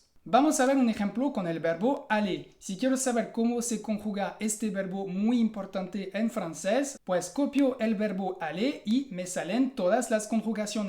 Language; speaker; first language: Spanish; non-native, fluent; French